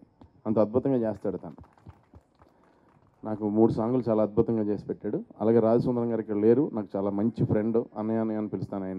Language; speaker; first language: Telugu; native; Telugu